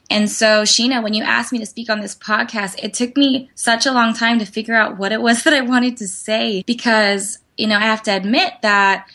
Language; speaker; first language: English; native; English